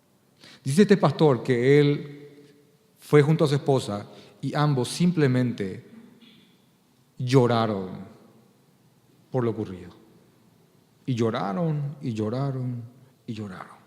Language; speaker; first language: Spanish; native; Spanish